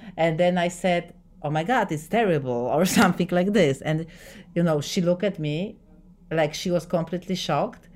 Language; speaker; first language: English; non-native, fluent; Polish